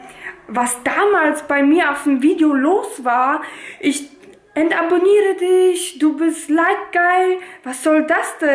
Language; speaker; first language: German; native; German